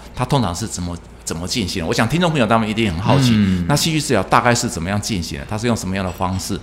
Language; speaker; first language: Chinese; non-native, local second language; Min Nan Chinese